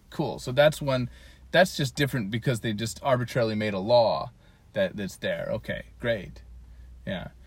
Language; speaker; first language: English; native; English